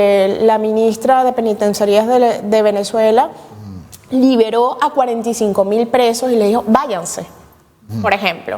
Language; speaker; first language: Spanish; native; Spanish